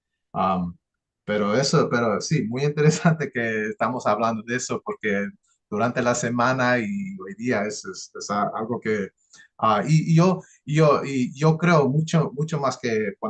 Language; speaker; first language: Spanish; early bilingual, heritage; English